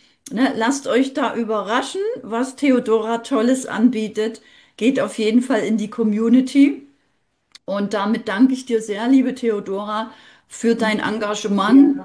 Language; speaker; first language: German; native; German